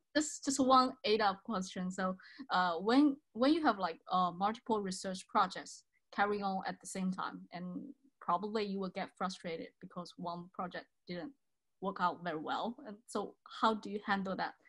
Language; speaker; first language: English; non-native, fluent; Portuguese